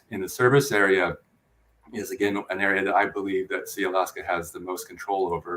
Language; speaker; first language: English; native; English